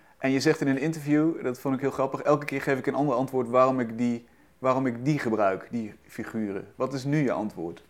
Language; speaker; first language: Dutch; native; Dutch